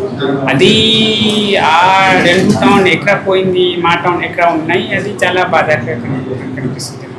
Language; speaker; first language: Telugu; non-native, fluent; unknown